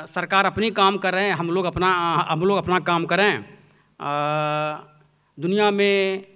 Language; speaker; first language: Hindi; native; Hindi